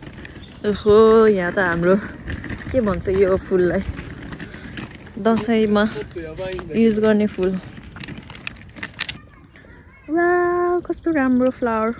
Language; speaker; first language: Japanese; non-native, learner; Nepali